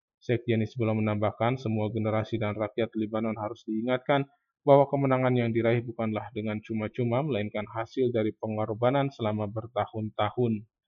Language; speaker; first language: Indonesian; native; Indonesian